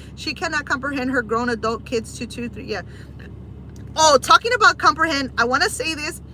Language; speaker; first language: English; early bilingual, other home language; Spanish